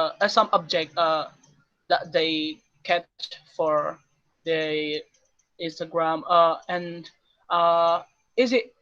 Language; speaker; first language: English; non-native, learner; Indonesian